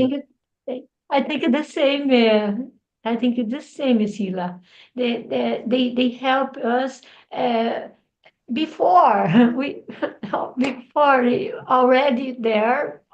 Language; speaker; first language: English; non-native, learner; Portuguese